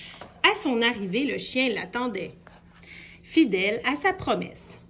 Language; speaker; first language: French; native; French